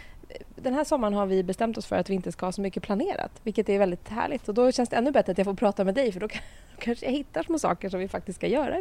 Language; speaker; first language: Swedish; native; Swedish